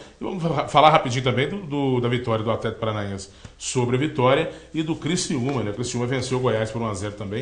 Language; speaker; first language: Portuguese; native; Portuguese